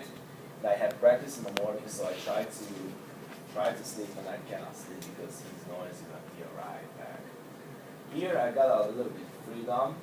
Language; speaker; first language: English; non-native, learner; Hungarian